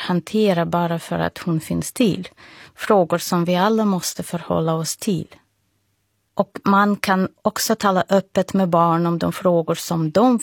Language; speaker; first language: Swedish; non-native, fluent; Russian